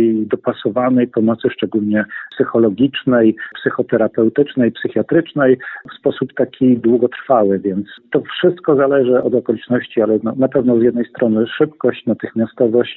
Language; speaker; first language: Polish; native; Polish